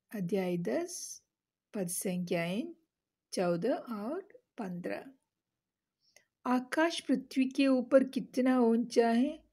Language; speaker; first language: Hindi; non-native, local second language; Malayalam